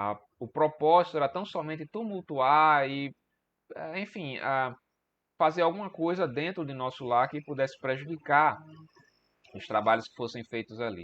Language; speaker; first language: Portuguese; native; Portuguese